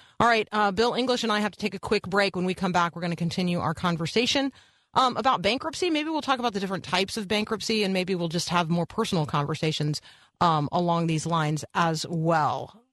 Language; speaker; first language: English; native; English